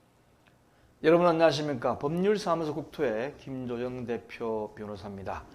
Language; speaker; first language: Korean; native; Korean